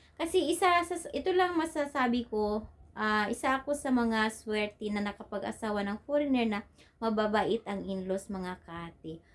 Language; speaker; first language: Filipino; non-native, local second language; Cebuano